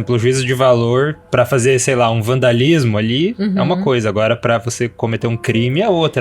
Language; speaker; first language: Portuguese; native; Portuguese